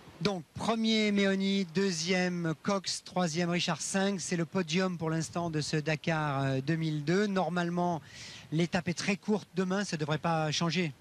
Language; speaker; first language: French; native; French